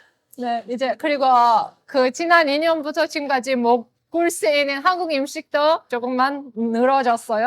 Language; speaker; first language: Korean; non-native, learner; Azerbaijani